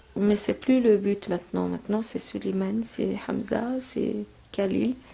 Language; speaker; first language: French; non-native, local second language; Arabic